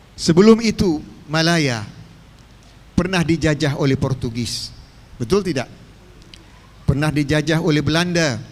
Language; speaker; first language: Malay; native; Malay